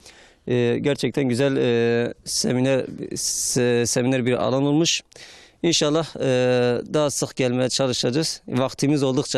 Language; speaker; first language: Turkish; native; Turkish